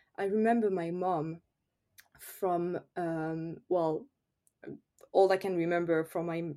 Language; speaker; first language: English; non-native, fluent; French